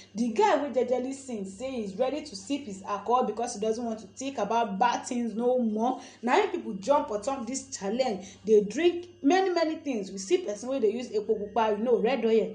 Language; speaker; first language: Nigerian Pidgin; non-native, local second language; Yoruba